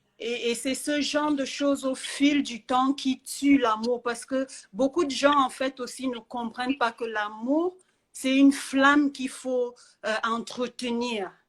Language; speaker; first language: French; native; French